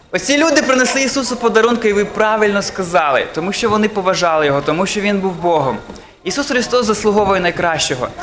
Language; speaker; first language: Ukrainian; non-native, local second language; Russian